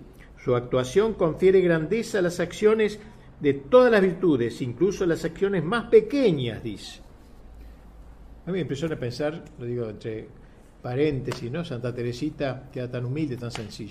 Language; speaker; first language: Spanish; native; Spanish